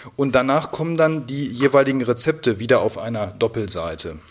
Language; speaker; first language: German; native; German